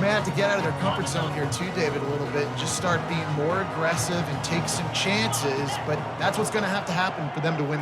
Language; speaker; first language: English; native; English